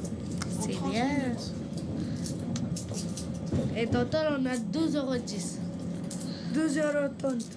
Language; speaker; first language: French; non-native, learner; Romanian